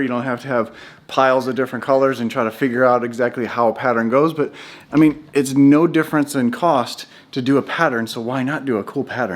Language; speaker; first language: English; native; English